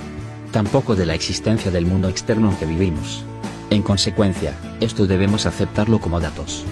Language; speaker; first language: Spanish; native; Spanish